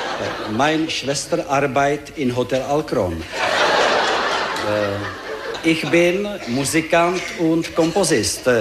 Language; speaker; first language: German; non-native, learner; Czech